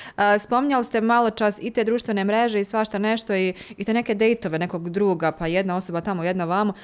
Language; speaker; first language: Serbian; native; Serbian